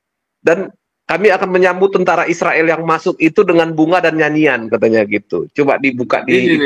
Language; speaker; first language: Indonesian; native; Indonesian